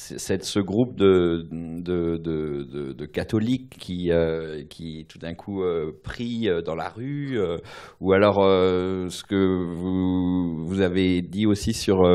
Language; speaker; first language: French; native; French